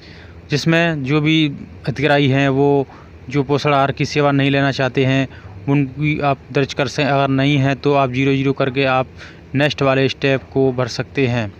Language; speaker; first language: Hindi; native; Hindi